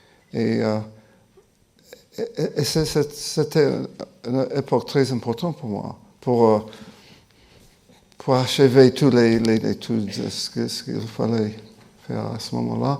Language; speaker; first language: French; non-native, fluent; English